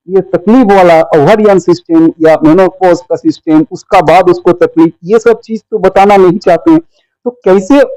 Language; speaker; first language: Hindi; non-native, local second language; Bangla